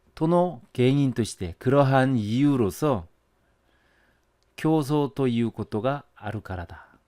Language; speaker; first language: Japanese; non-native, fluent; Korean